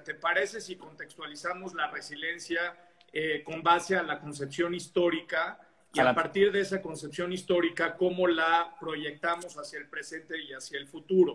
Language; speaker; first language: Spanish; native; Spanish